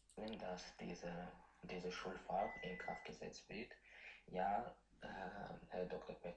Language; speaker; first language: German; non-native, learner; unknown